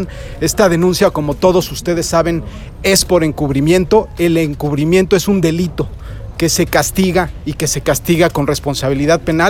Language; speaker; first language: Spanish; native; Spanish